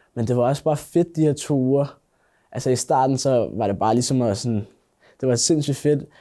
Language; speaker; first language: Danish; native; Danish